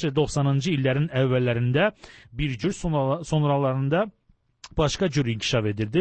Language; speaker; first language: Azerbaijani; native; Azerbaijani